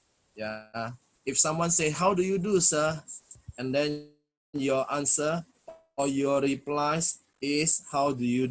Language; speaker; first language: English; non-native, fluent; Indonesian